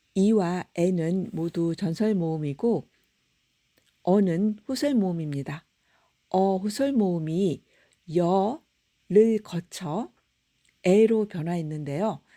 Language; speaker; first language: Korean; native; Korean